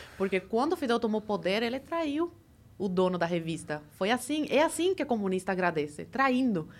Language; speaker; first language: Portuguese; early bilingual, other home language; Spanish